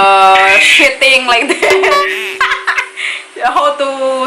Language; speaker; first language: English; non-native, learner; Indonesian